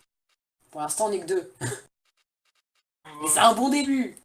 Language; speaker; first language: French; native; French